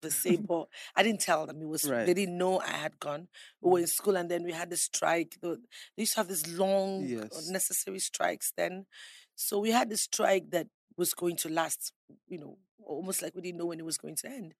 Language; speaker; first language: English; non-native, local second language; Ibibio